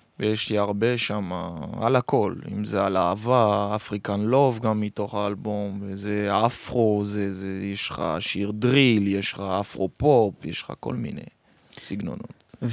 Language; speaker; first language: Hebrew; early bilingual, other home language; French